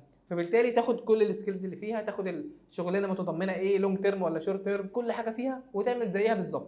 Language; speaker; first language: Arabic; native; Arabic